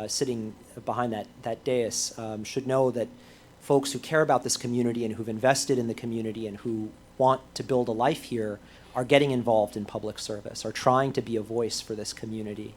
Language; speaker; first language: English; native; English